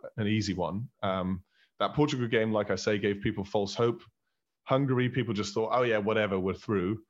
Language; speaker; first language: English; early bilingual, heritage; German